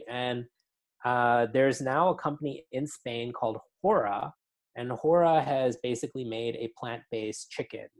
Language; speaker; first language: English; native; English